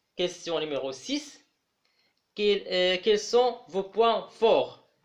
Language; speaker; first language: French; non-native, local second language; Arabic